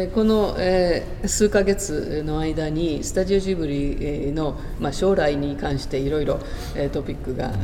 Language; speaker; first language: Japanese; native; Japanese